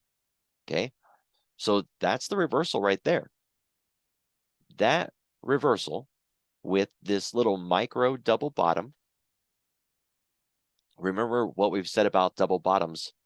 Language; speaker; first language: English; native; English